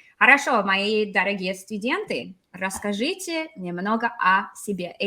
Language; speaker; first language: Russian; non-native, fluent; English